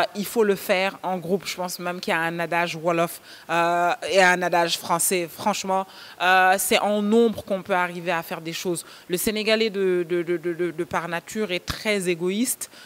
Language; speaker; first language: French; non-native, local second language; Wolof